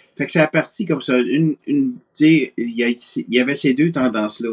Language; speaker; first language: French; native; French